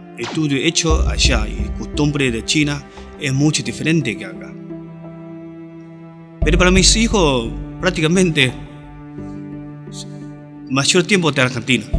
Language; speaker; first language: Spanish; non-native, learner; Chinese